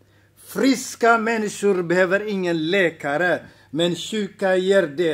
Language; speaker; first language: Swedish; non-native, fluent; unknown